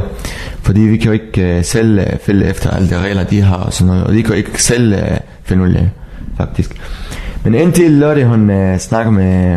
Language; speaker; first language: Danish; non-native, learner; Arabic